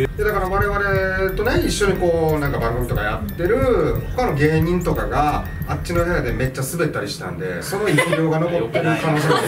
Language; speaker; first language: Japanese; native; Japanese